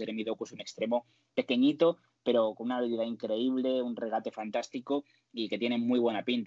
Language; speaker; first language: Spanish; native; Spanish